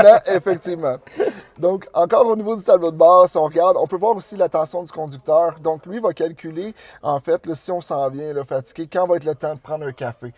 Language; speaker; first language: French; native; French